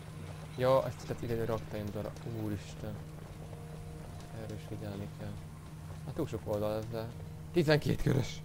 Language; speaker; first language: Hungarian; native; Hungarian